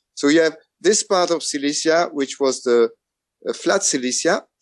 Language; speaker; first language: English; non-native, fluent; French